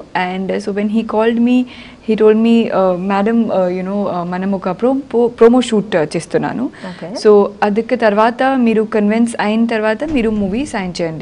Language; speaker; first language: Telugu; non-native, learner; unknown